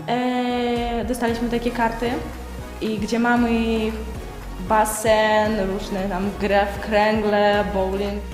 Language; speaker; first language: Polish; non-native, fluent; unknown